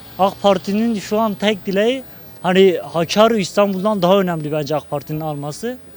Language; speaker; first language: Turkish; non-native, local second language; Kurdish